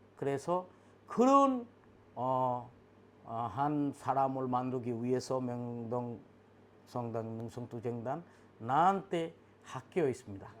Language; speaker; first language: Korean; non-native, learner; Bangla